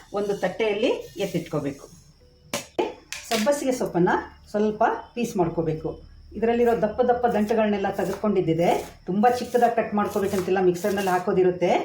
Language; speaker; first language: Kannada; non-native, local second language; Konkani